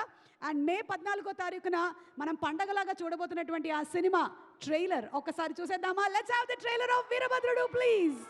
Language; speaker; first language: Telugu; native; Telugu